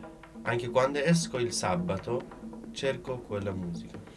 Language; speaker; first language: Italian; non-native, learner; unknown